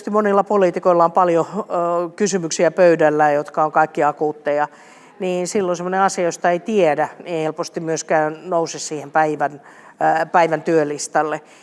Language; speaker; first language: Finnish; native; Finnish